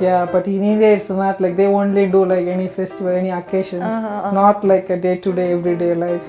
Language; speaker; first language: English; non-native, local second language; Tamil